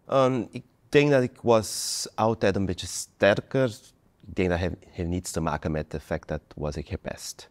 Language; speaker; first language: Dutch; non-native, learner; Portuguese